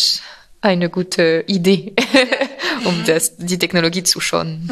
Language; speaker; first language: German; non-native, fluent; French